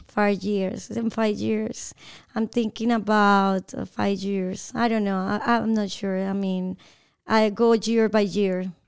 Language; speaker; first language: English; non-native, learner; Spanish